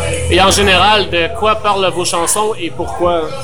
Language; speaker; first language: French; native; French